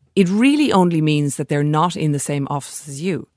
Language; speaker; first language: English; native; English